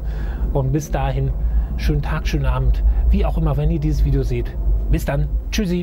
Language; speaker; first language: German; native; German